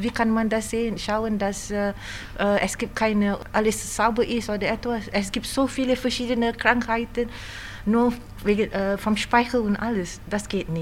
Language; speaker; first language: German; non-native, learner; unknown